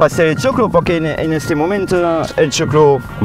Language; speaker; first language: Spanish; non-native, learner; French